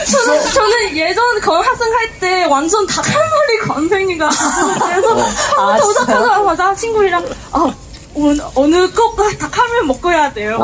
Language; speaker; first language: Korean; non-native, fluent; Cantonese